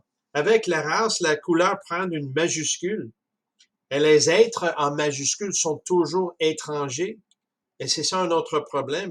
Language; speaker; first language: French; non-native, fluent; English